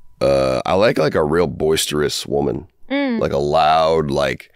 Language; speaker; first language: English; native; English